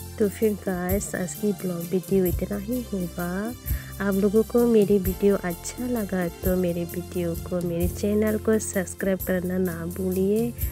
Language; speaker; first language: Hindi; non-native, local second language; Kok Borok